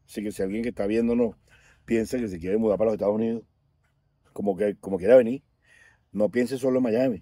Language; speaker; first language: Spanish; native; Spanish